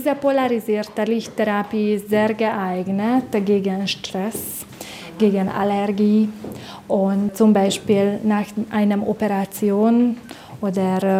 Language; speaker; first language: German; non-native, learner; Hungarian